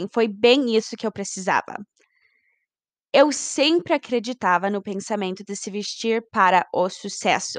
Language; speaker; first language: Portuguese; early bilingual, heritage; Portuguese